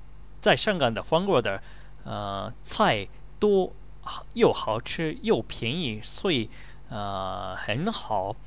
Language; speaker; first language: Chinese; non-native, learner; Japanese